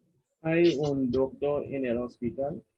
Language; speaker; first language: Spanish; non-native, learner; English